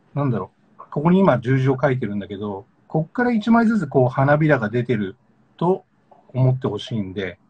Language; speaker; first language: Japanese; native; Japanese